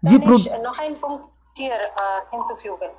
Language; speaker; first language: German; non-native, learner; Hindi